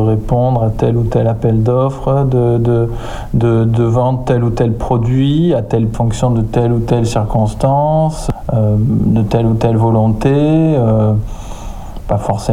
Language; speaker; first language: French; native; French